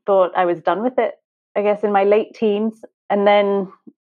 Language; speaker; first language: English; native; English